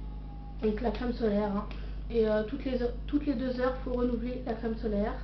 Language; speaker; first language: French; native; French